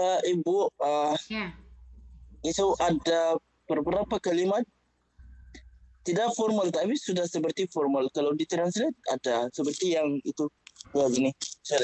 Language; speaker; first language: Indonesian; non-native, fluent; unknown